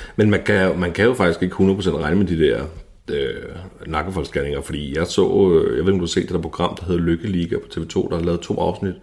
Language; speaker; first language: Danish; native; Danish